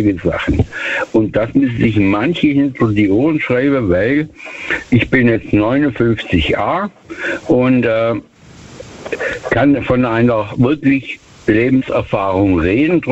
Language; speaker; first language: German; native; German